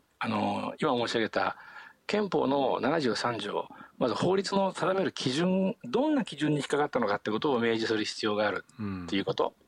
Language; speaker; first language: Japanese; native; Japanese